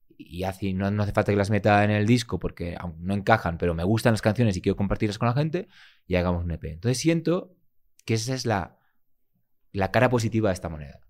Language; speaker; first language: Spanish; native; Spanish